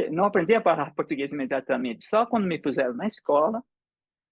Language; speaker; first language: Portuguese; early bilingual, other home language; English